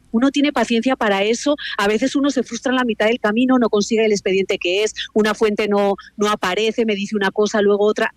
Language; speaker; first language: Spanish; native; Spanish